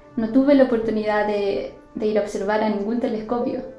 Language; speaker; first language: Spanish; native; Spanish